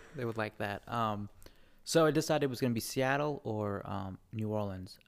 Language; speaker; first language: English; native; English